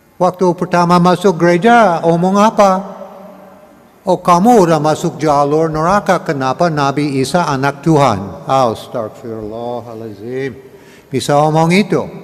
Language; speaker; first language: Indonesian; non-native, fluent; English